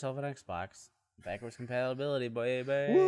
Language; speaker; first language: English; native; English